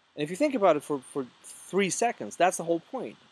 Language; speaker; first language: English; non-native, fluent; Russian